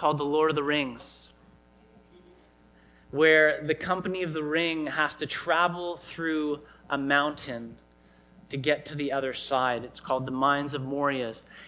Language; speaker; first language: English; native; English